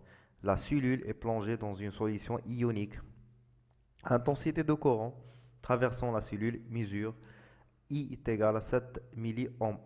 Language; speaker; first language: French; non-native, local second language; Arabic